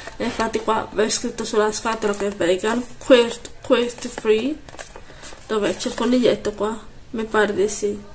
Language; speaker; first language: Italian; native; Italian